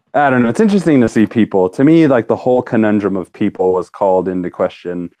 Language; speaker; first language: English; native; English